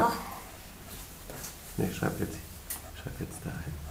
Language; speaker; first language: German; native; German